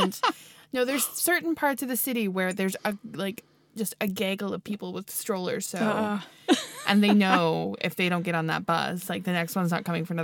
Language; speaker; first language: English; native; English